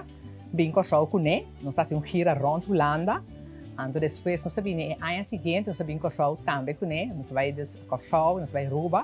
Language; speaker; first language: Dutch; non-native, local second language; Papiamento